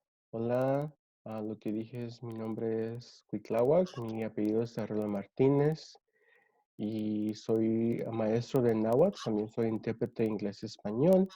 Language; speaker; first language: Spanish; early bilingual, other home language; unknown